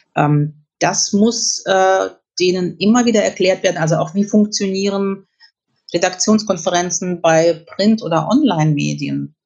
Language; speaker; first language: German; early bilingual, other home language; Russian